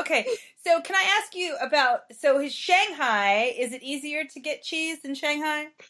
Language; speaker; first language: English; native; English